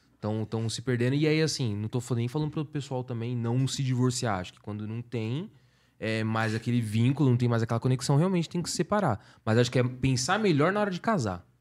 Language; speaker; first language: Portuguese; native; Portuguese